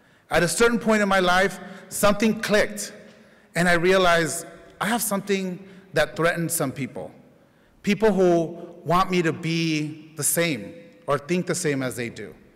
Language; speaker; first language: English; native; English